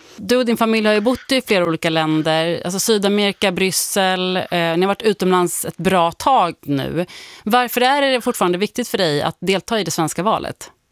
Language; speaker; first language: Swedish; native; Swedish